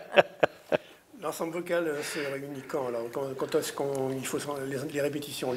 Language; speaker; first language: French; native; French